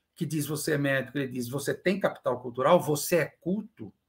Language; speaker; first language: Portuguese; native; Portuguese